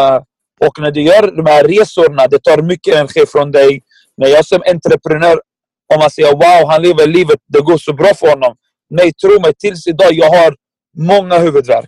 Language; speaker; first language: Swedish; non-native, fluent; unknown